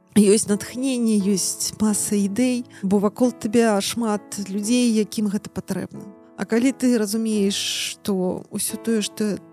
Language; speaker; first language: Belarusian; non-native, local second language; Russian